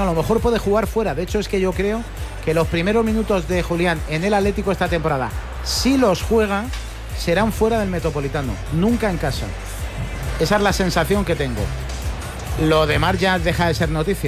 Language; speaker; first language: Spanish; native; Spanish